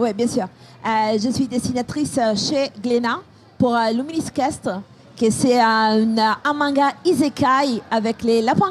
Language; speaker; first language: French; non-native, fluent; Italian